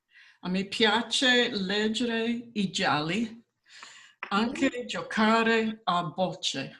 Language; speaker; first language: Italian; non-native, learner; English